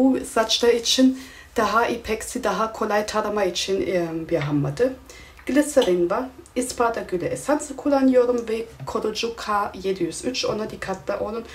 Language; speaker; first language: Turkish; non-native, fluent; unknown